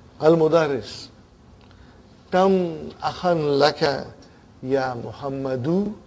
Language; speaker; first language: Arabic; non-native, fluent; Bangla